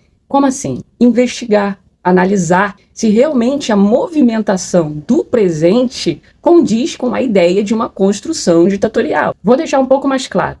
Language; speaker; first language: Portuguese; native; Portuguese